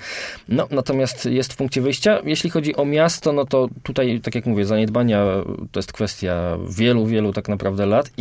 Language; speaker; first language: Polish; native; Polish